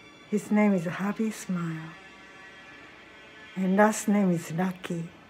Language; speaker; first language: English; non-native, fluent; Japanese